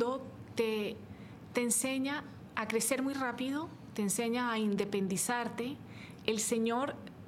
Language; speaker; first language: Spanish; native; Spanish